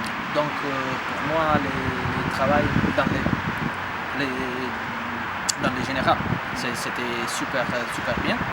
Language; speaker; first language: French; non-native, fluent; Italian